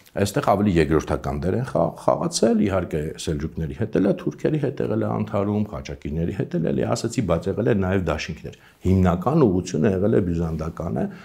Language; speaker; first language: Armenian; native; Armenian